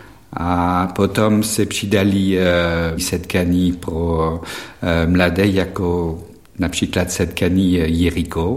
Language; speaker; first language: Czech; non-native, fluent; French